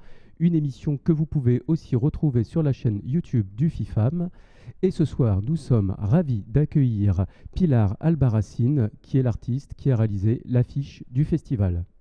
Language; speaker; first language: French; native; French